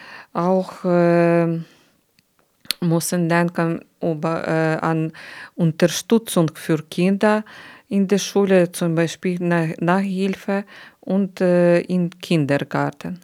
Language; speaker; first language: German; non-native, learner; Ukrainian